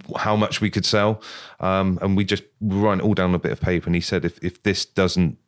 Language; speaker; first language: English; native; English